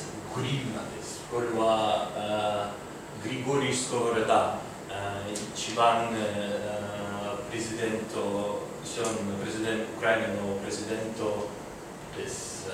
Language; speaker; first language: Japanese; non-native, learner; Ukrainian